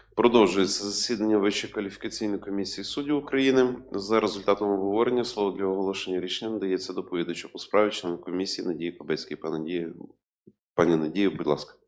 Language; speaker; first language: Ukrainian; native; Ukrainian